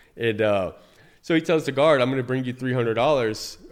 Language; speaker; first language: English; native; English